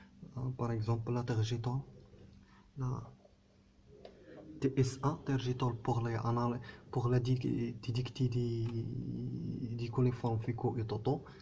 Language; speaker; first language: French; non-native, learner; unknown